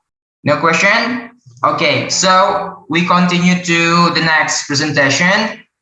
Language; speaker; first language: English; non-native, learner; Indonesian